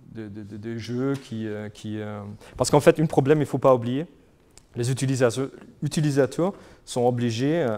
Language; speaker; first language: French; non-native, fluent; German